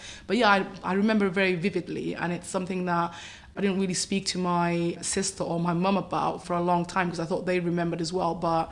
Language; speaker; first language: English; native; English